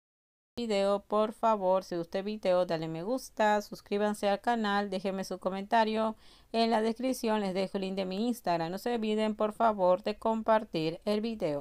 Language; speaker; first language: Spanish; native; Spanish